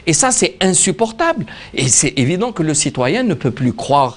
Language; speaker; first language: French; non-native, local second language; Arabic